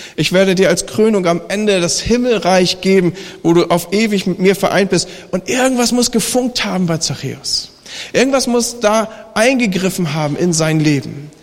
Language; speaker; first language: German; native; German